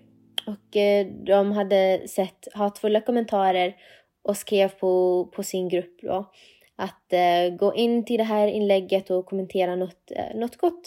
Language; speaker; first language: Swedish; non-native, fluent; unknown